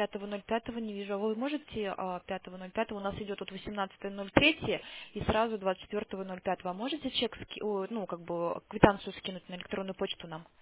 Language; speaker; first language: Russian; native; Russian